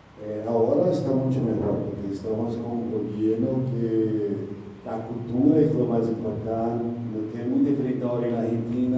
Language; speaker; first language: Spanish; non-native, learner; Portuguese